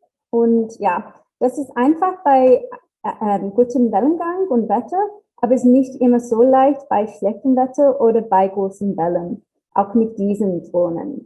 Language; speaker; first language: German; non-native, learner; English